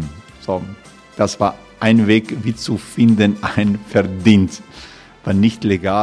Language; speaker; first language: German; non-native, fluent; Croatian